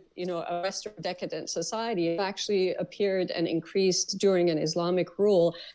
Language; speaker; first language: English; early bilingual, other home language; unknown